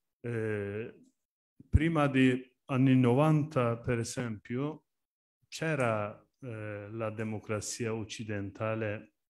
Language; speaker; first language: Italian; non-native, learner; Turkish